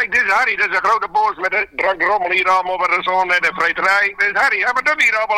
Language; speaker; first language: Dutch; native; Dutch